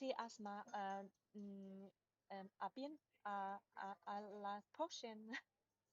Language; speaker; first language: French; non-native, learner; Chinese